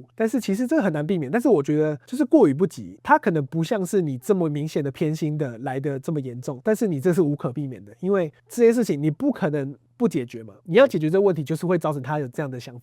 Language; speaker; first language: Chinese; native; Chinese